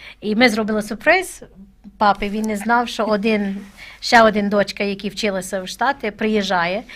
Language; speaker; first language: Ukrainian; non-native, learner; English